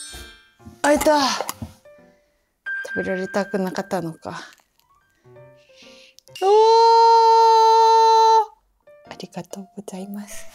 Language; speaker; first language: Japanese; native; Japanese